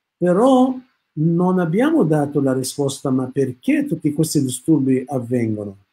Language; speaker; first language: Italian; non-native, fluent; Arabic